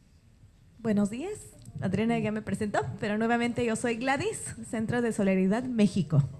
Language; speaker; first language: Spanish; native; Spanish